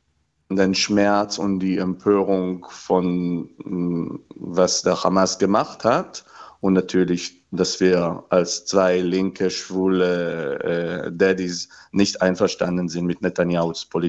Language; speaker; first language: German; non-native, fluent; Hebrew